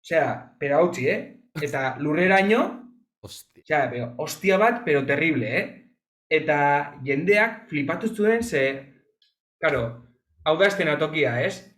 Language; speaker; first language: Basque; non-native, local second language; Spanish